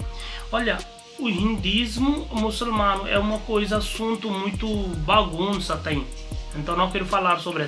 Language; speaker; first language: Portuguese; non-native, learner; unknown